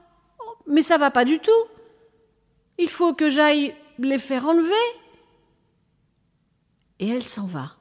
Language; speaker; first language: French; native; French